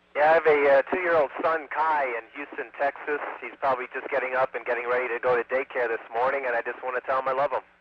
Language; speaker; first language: English; native; English